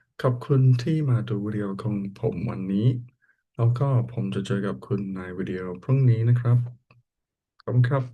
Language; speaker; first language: Thai; non-native, learner; English